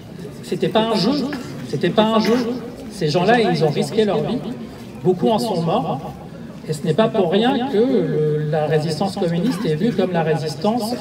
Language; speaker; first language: French; native; French